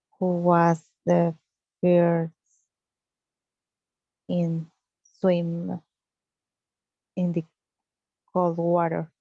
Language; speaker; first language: English; non-native, learner; Spanish